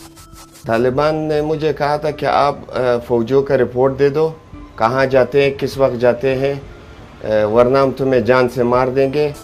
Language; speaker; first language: Hindi; non-native, fluent; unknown